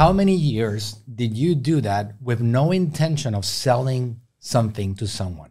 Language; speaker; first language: English; native; English